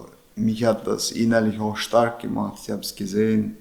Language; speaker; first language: German; non-native, learner; Chechen